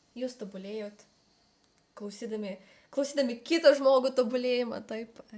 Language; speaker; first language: Lithuanian; early bilingual, other home language; Russian